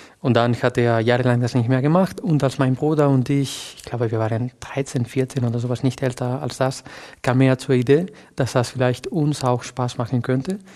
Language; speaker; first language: German; non-native, fluent; Catalan